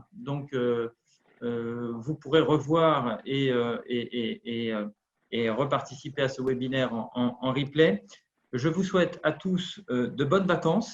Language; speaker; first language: French; native; French